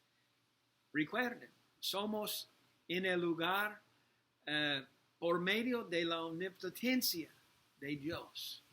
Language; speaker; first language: Spanish; non-native, learner; English